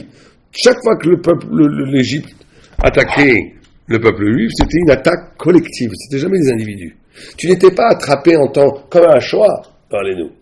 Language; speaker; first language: French; native; French